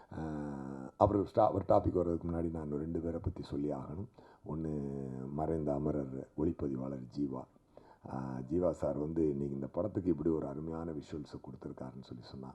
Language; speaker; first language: Tamil; native; Tamil